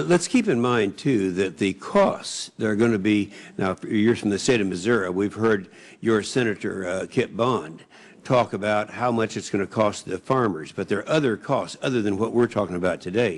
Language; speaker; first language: English; native; English